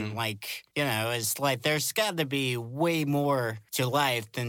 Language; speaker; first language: English; native; English